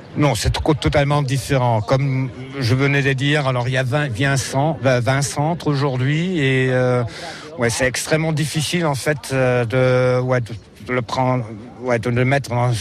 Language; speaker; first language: French; non-native, fluent; German